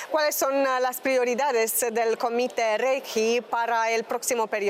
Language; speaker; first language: Spanish; non-native, fluent; Romanian